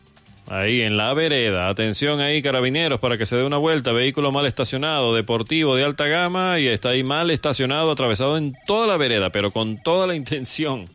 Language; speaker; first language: Spanish; native; Spanish